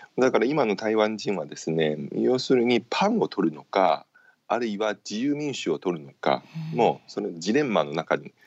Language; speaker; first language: Japanese; non-native, fluent; Chinese